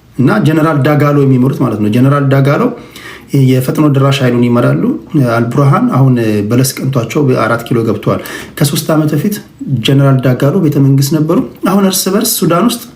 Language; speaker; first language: Amharic; native; Amharic